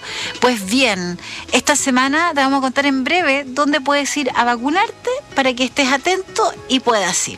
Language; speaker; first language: Spanish; native; Spanish